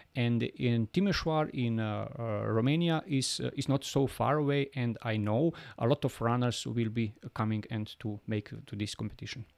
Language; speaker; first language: English; non-native, learner; Bosnian